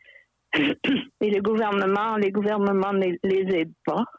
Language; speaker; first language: French; native; French